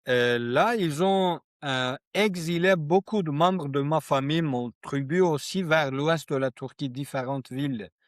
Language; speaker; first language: French; non-native, learner; Kurdish